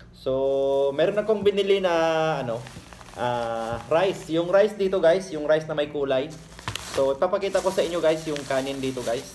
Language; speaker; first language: Filipino; non-native, local second language; Cebuano